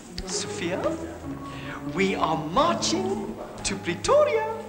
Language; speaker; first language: English; non-native, local second language; Afrikaans